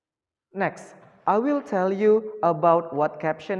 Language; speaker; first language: English; non-native, fluent; Indonesian